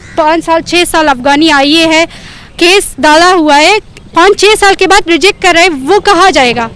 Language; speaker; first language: Hindi; non-native, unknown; Persian